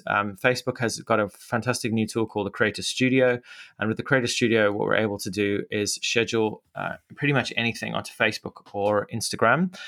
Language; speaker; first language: English; native; English